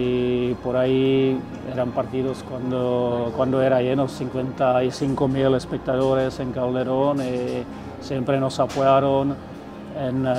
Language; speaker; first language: Spanish; non-native, fluent; Czech